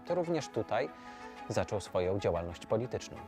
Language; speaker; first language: Polish; native; Polish